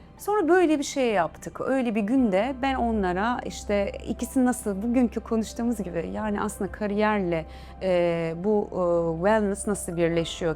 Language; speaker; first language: Turkish; native; Turkish